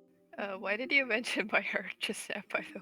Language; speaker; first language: English; native; English